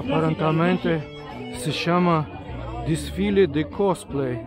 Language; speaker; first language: Spanish; non-native, learner; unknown